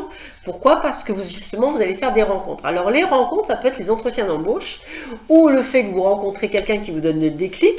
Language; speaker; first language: French; native; French